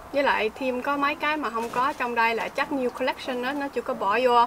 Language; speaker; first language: Vietnamese; early bilingual, heritage; Vietnamese